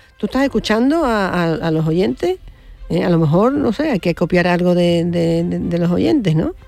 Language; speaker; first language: Spanish; native; Spanish